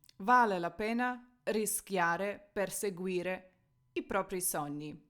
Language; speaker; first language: Italian; non-native, fluent; Ukrainian